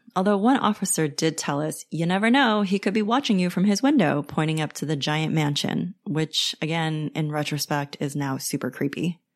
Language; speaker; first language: English; native; English